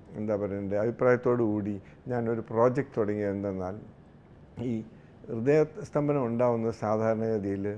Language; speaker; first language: Malayalam; native; Malayalam